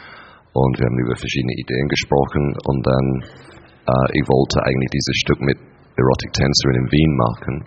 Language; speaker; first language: German; non-native, learner; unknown